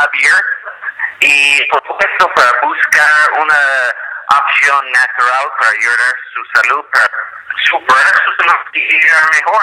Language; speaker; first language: Spanish; non-native, fluent; English